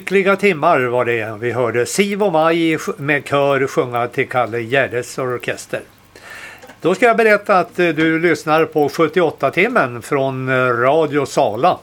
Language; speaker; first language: Swedish; native; Swedish